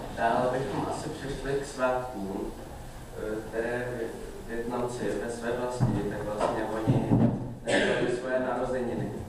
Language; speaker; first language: Czech; early bilingual, other home language; Vietnamese